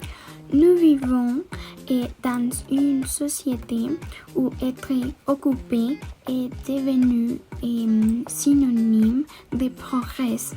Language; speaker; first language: French; non-native, learner; Spanish